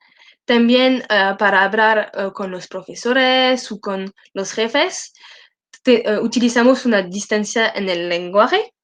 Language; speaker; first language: Spanish; non-native, learner; French